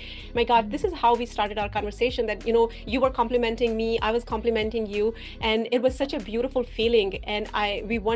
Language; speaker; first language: English; non-native, fluent; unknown